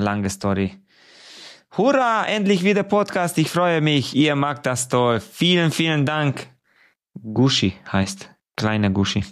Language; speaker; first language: German; non-native, fluent; Hungarian